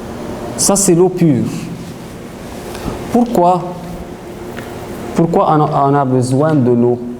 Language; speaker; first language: French; non-native, fluent; Arabic